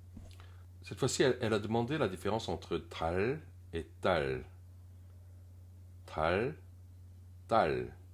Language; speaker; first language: French; non-native, fluent; Korean